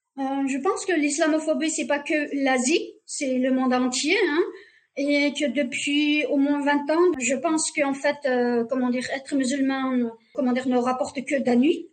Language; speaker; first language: French; non-native, fluent; Uyghur